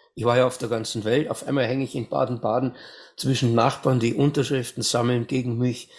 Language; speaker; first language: German; native; German